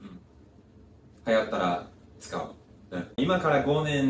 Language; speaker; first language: Japanese; non-native, learner; English